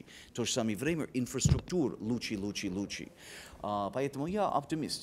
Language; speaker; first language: Russian; non-native, learner; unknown